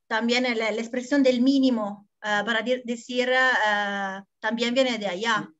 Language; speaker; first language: Spanish; non-native, fluent; Italian